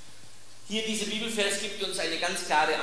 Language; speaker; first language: German; native; German